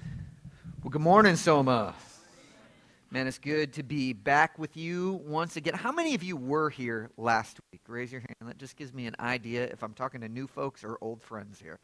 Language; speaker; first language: English; native; English